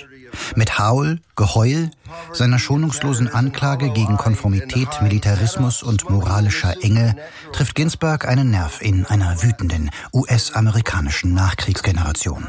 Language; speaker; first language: German; native; German